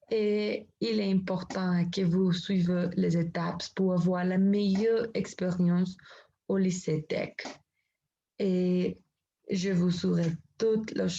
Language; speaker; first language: French; non-native, learner; Spanish